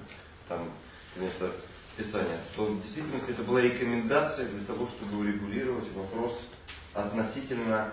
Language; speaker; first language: Russian; native; Russian